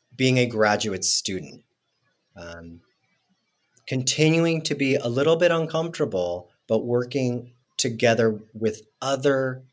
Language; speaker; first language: English; non-native, fluent; Spanish